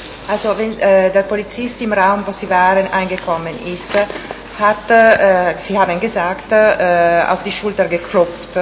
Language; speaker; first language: German; non-native, fluent; Italian